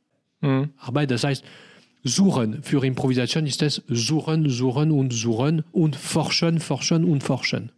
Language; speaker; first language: German; non-native, learner; French